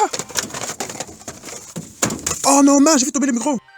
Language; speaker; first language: French; native; French